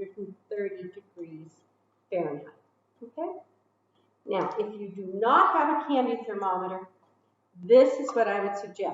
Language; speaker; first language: English; native; English